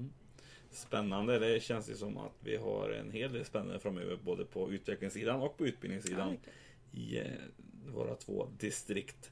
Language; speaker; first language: Swedish; native; Swedish